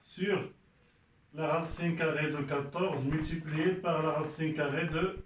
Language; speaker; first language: French; non-native, local second language; Arabic